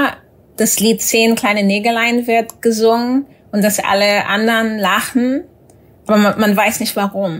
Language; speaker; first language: German; early bilingual, other home language; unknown